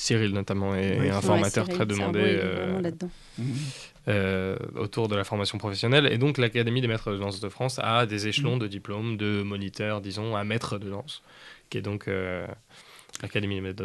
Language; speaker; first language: French; native; French